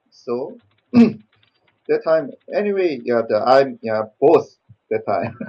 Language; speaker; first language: English; non-native, learner; Korean